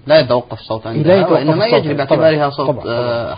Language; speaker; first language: Arabic; native; Arabic